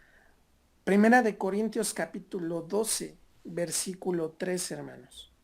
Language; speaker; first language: Spanish; native; Spanish